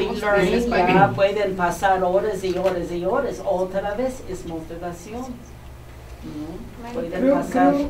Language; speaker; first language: Spanish; non-native, fluent; English